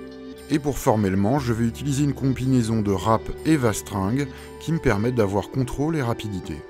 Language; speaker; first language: French; native; French